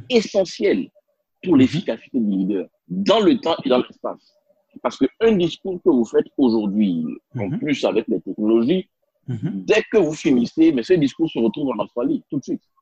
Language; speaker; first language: French; non-native, local second language; Spanish